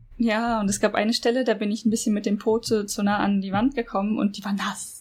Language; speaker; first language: German; native; German